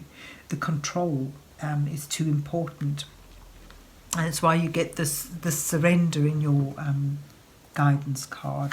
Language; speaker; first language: English; native; English